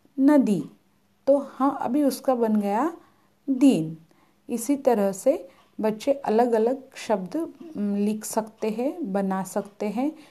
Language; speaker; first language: Hindi; non-native, local second language; Marathi